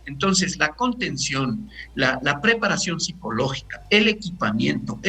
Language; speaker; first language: Spanish; native; Spanish